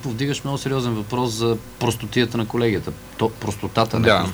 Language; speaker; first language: Bulgarian; native; Bulgarian